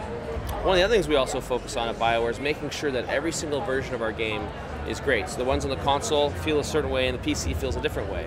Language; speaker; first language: English; native; English